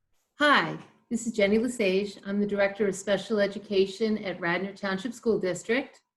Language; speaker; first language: English; native; English